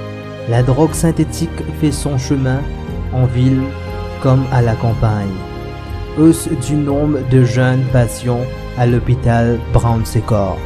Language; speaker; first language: French; non-native, local second language; Morisyen